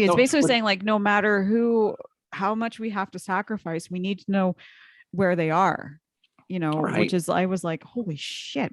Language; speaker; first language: English; native; English